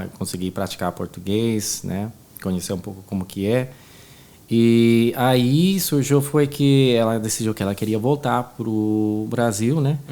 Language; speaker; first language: Portuguese; non-native, fluent; English